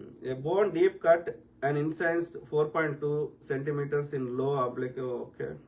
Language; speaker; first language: English; non-native, local second language; Telugu